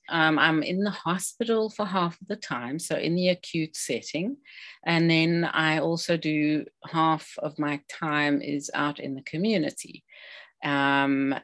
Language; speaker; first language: English; native; English